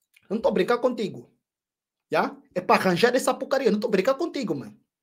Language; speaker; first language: Portuguese; early bilingual, heritage; Portuguese